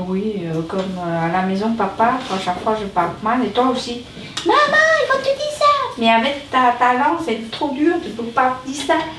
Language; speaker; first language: French; non-native, learner; Vietnamese